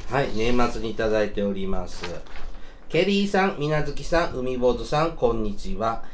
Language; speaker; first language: Japanese; native; Japanese